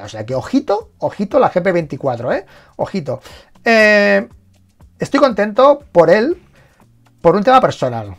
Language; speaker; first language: Spanish; native; Spanish